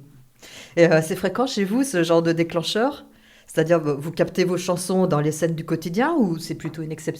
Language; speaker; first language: French; native; French